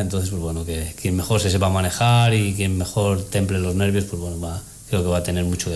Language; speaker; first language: Spanish; native; Spanish